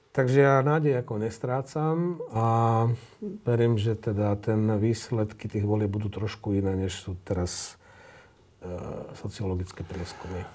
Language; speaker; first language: Slovak; native; Slovak